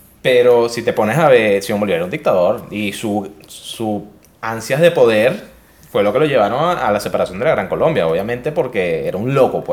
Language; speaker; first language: Spanish; native; Spanish